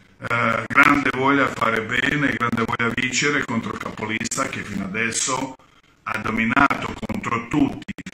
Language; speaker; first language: Italian; non-native, fluent; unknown